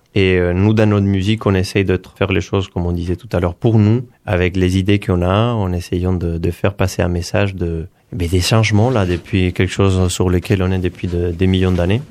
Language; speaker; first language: French; non-native, fluent; Spanish